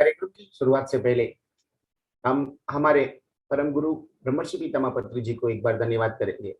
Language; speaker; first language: Hindi; non-native, local second language; Telugu